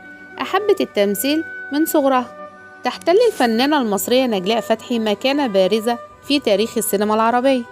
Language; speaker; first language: Arabic; native; Arabic